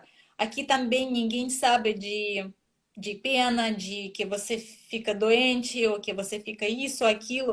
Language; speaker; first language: Portuguese; non-native, fluent; Russian